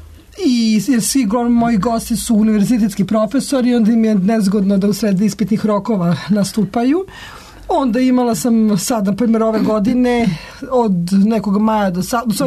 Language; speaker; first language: Serbian; native; Serbian